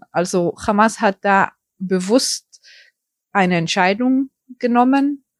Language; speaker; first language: German; early bilingual, heritage; German